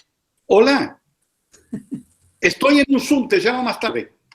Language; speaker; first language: Spanish; native; Spanish